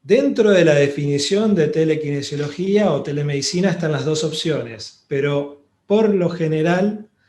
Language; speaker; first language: Spanish; native; Spanish